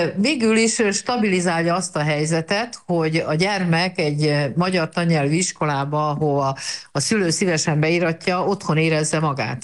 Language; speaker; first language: Hungarian; native; Hungarian